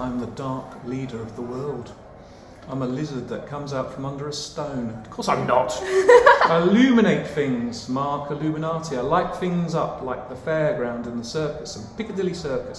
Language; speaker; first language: English; native; English